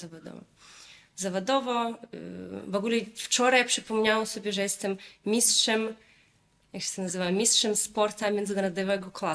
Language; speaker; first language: Polish; non-native, fluent; Russian